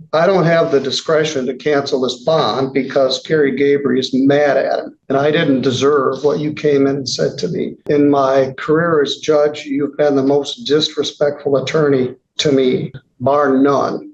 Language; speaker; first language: English; native; English